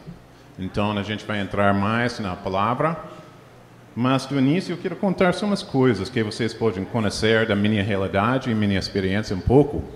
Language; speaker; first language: Portuguese; non-native, fluent; English